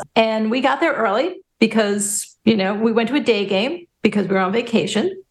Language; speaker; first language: English; native; English